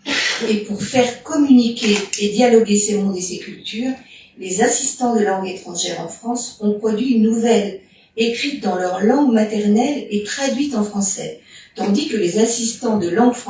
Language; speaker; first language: French; native; French